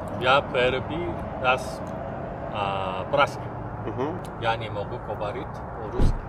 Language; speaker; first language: Russian; non-native, learner; Korean